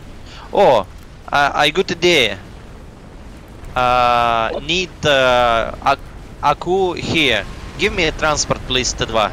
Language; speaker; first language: English; non-native, learner; Russian